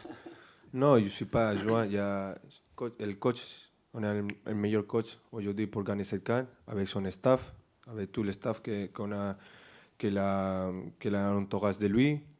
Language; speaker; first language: French; non-native, fluent; Spanish